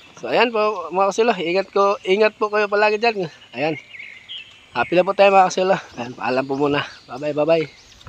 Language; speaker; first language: Filipino; native; Filipino